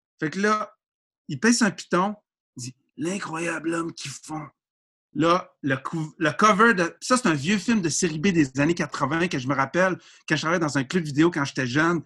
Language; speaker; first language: French; native; French